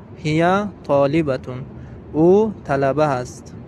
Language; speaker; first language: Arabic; non-native, fluent; Tajik